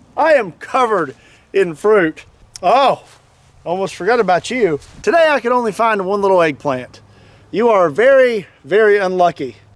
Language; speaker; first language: English; native; English